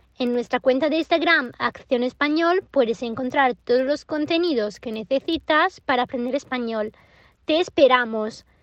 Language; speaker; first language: Spanish; non-native, fluent; Italian